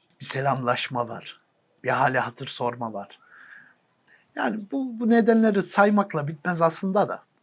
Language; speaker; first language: Turkish; early bilingual, heritage; Turkish